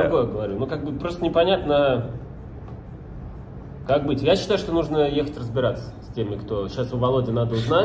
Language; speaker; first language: Russian; native; Russian